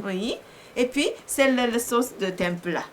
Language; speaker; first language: French; non-native, learner; Japanese